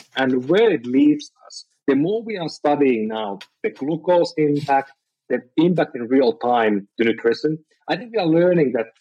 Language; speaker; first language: English; non-native, fluent; Finnish